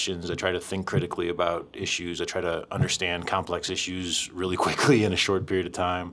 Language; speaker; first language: English; native; English